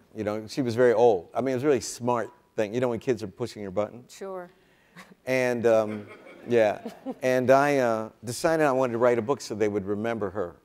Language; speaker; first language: English; native; English